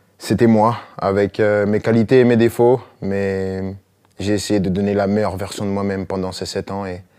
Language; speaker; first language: French; native; French